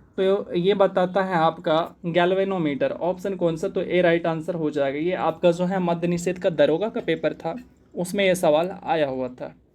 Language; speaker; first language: Hindi; native; Hindi